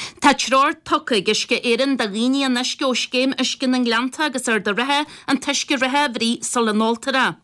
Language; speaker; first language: Irish; native; Irish